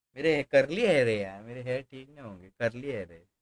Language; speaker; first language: Hindi; non-native, local second language; Marathi